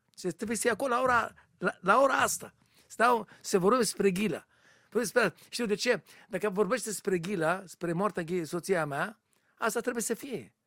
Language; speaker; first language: Romanian; non-native, learner; Hebrew